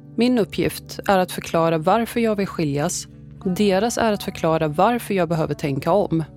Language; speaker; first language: Swedish; early bilingual, other home language; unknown